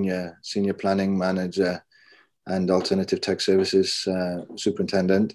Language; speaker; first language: English; native; English